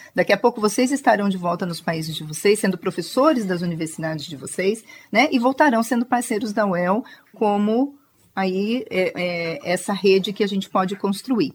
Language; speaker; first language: Portuguese; native; Portuguese